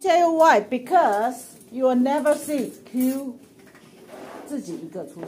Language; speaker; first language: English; non-native, fluent; Chinese